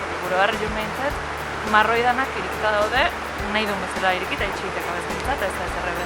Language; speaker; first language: Basque; native; Basque